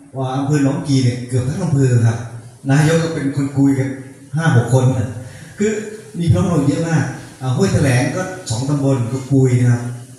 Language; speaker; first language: Thai; non-native, local second language; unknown